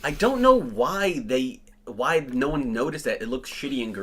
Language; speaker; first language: English; native; English